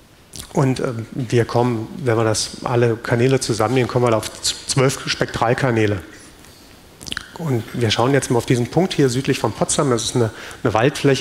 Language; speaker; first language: German; native; German